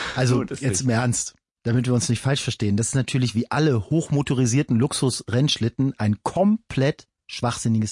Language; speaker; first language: German; native; German